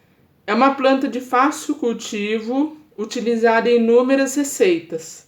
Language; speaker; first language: Portuguese; native; Portuguese